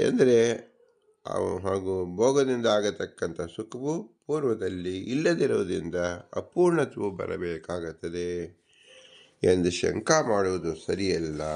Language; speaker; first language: Kannada; native; Kannada